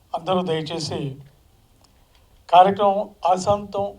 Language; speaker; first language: Telugu; native; Telugu